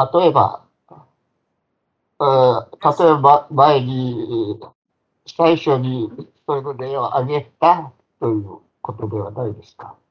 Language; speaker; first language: Japanese; non-native, fluent; Chinese